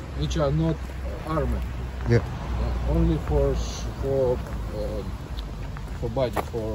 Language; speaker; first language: English; non-native, fluent; Russian